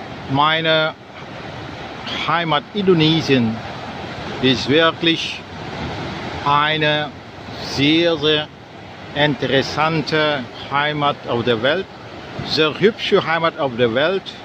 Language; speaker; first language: German; non-native, learner; Indonesian